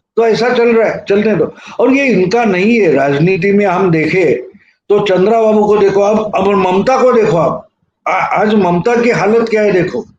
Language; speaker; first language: Hindi; non-native, local second language; Marathi